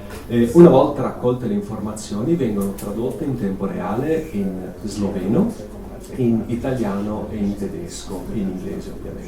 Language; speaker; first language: Italian; native; Italian